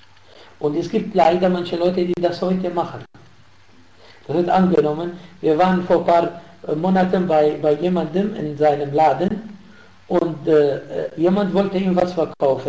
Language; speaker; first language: German; non-native, fluent; Arabic